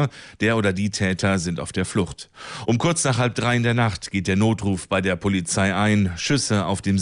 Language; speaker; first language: German; native; German